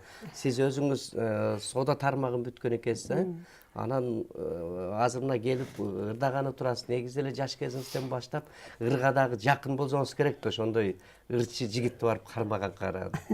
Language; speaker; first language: Kyrgyz; native; Kyrgyz